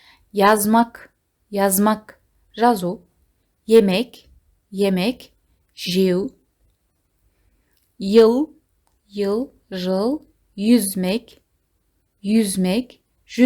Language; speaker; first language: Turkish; non-native, fluent; Kazakh